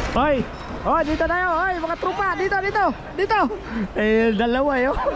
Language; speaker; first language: Filipino; native; Filipino